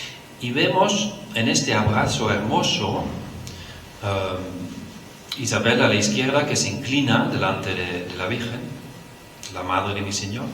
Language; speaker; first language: Spanish; non-native, fluent; Dutch